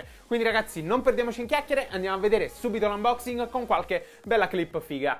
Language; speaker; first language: Italian; native; Italian